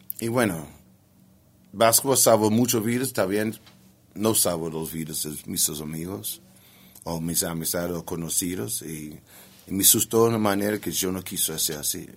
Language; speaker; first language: Spanish; non-native, learner; English